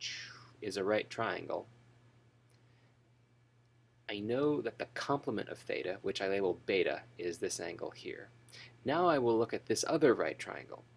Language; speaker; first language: English; native; English